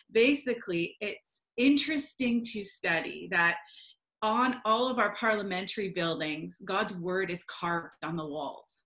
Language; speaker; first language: English; native; English